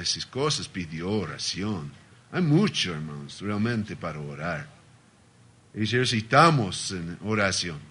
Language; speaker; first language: Spanish; non-native, learner; Portuguese